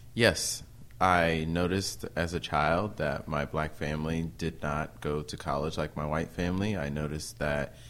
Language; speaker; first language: English; native; English